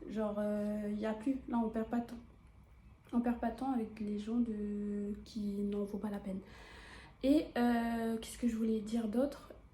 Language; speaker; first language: French; native; French